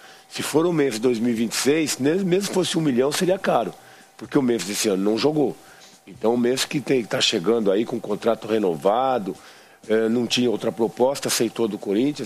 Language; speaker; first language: Portuguese; native; Portuguese